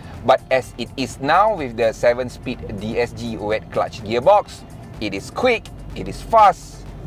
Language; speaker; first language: English; non-native, local second language; Malay